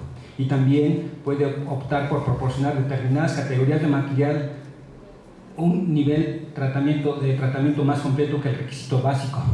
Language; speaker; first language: Spanish; native; Spanish